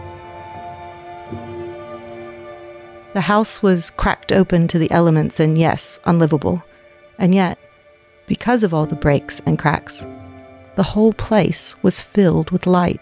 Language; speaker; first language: English; native; English